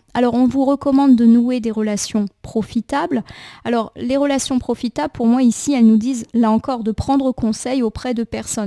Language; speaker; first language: French; native; French